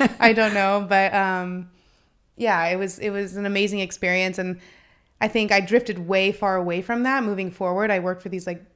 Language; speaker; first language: English; native; English